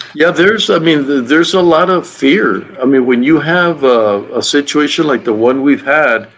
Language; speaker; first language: English; native; English